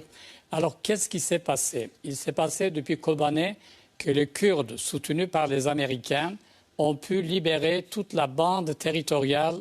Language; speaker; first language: French; native; French